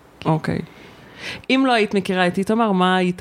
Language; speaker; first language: Hebrew; native; Hebrew